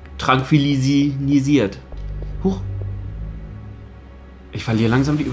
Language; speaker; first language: German; native; German